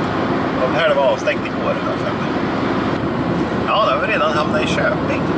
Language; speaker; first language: Swedish; native; Swedish